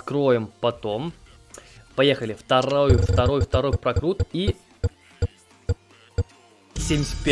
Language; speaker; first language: Russian; native; Russian